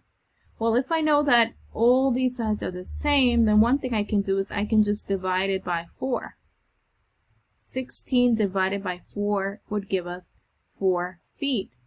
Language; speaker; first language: English; native; English